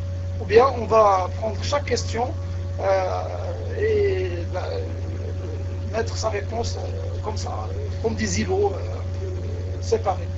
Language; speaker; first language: French; non-native, local second language; Arabic